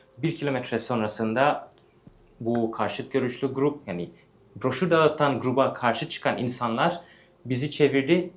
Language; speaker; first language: Turkish; early bilingual, heritage; English